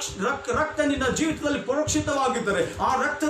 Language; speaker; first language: Kannada; native; Kannada